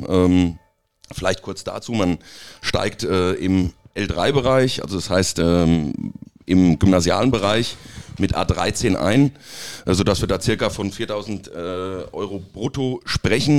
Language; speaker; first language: German; native; German